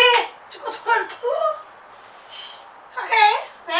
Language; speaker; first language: French; non-native, local second language; Haitian Creole